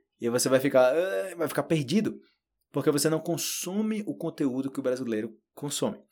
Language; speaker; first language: Portuguese; native; Portuguese